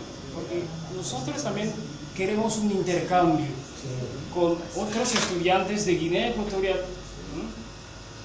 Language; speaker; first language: Spanish; non-native, fluent; French